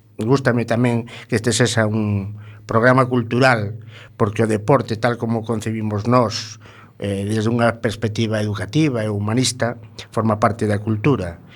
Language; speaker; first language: Galician; non-native, local second language; Spanish